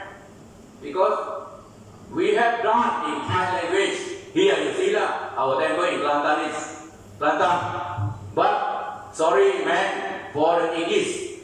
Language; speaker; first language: English; non-native, learner; Thai